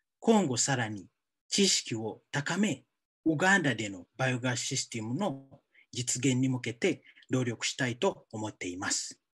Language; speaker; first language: Japanese; non-native, fluent; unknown